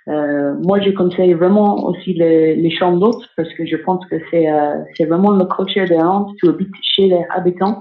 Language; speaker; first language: French; non-native, fluent; English